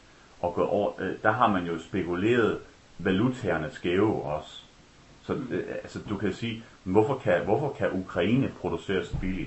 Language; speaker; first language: Danish; native; Danish